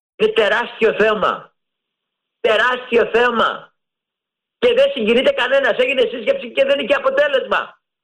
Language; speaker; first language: Greek; native; Greek